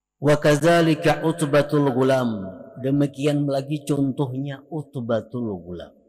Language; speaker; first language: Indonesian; non-native, local second language; Banjar